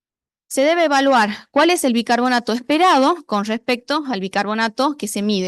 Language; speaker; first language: Spanish; native; Spanish